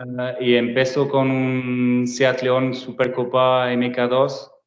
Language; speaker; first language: Spanish; non-native, learner; French